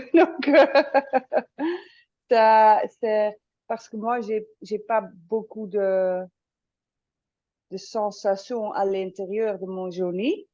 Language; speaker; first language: French; non-native, fluent; Dutch